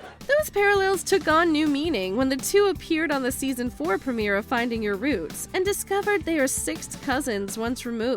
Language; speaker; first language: English; native; English